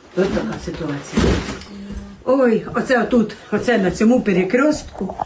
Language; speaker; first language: Ukrainian; native; Ukrainian